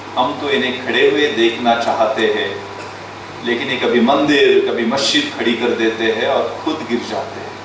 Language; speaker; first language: Hindi; non-native, local second language; Marathi